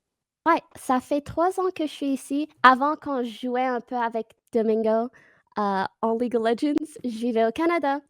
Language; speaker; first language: French; non-native, fluent; English